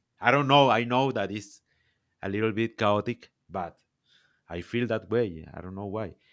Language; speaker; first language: English; non-native, learner; Spanish